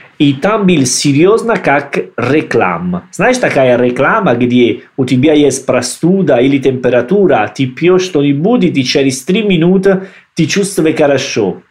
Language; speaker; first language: Russian; non-native, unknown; Italian